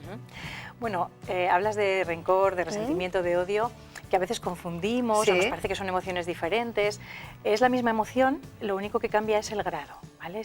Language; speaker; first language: Spanish; native; Spanish